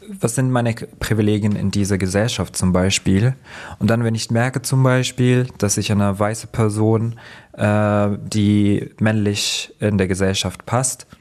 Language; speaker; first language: German; non-native, fluent; Arabic